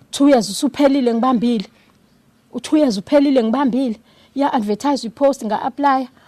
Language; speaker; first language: Zulu; native; Zulu